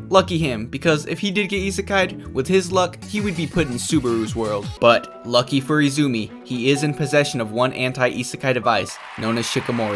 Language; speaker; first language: English; native; English